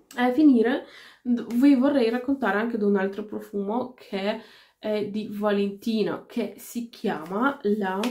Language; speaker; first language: Italian; non-native, fluent; Finnish